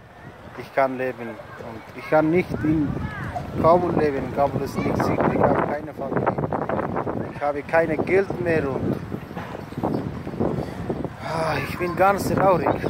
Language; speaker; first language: German; non-native, learner; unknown